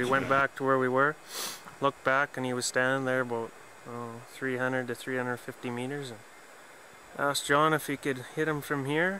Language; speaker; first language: Norwegian; early bilingual, heritage; English